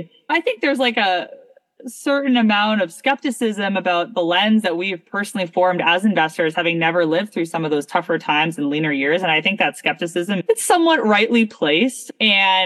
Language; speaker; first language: English; native; English